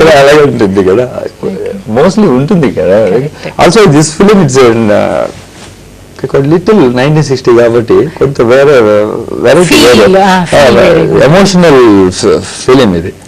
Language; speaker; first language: Telugu; non-native, learner; Tamil